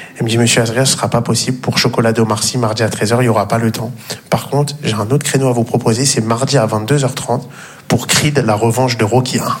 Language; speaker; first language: French; native; French